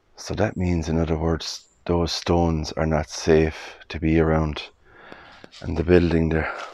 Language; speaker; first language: English; native; English